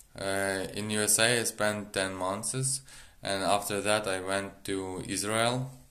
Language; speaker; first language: English; non-native, learner; Ukrainian